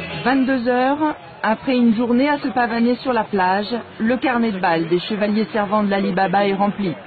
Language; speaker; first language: French; native; French